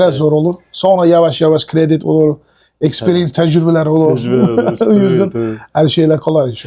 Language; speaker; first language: Turkish; non-native, learner; Uyghur